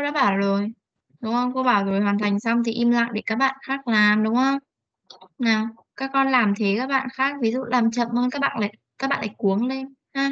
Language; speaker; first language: Vietnamese; native; Vietnamese